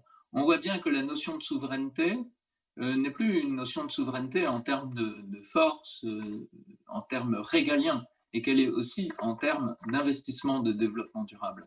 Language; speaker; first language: French; native; French